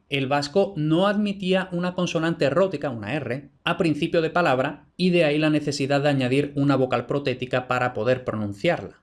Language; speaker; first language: Spanish; native; Spanish